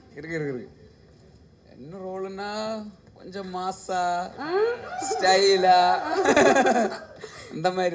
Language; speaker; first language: Tamil; non-native, learner; Malayalam